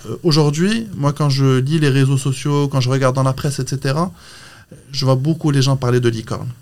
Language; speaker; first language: French; non-native, local second language; Arabic